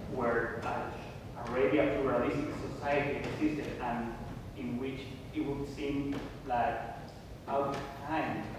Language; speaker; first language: English; non-native, fluent; Italian